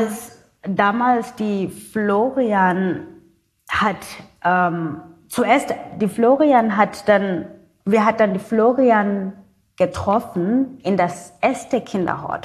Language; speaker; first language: German; non-native, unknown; Zulu